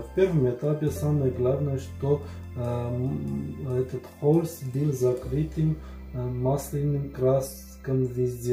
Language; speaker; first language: Russian; non-native, fluent; Armenian